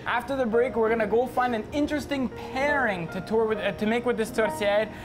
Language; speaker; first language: English; early bilingual, other home language; French